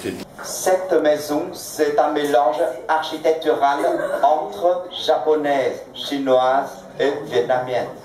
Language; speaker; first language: French; non-native, fluent; Vietnamese